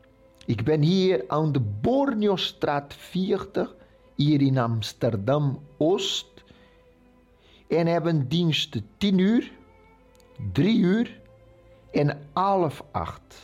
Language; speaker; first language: Dutch; non-native, local second language; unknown